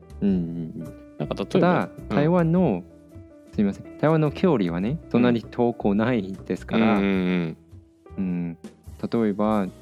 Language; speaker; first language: Japanese; non-native, fluent; Chinese